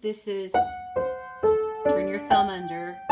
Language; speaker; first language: English; native; English